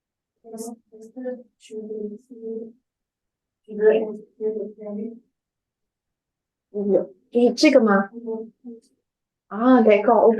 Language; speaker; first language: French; non-native, fluent; Chinese